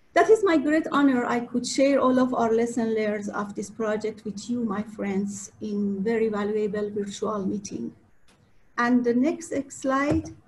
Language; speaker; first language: English; non-native, fluent; Persian